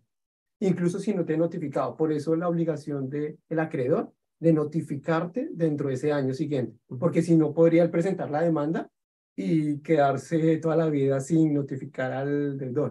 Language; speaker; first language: Spanish; native; Spanish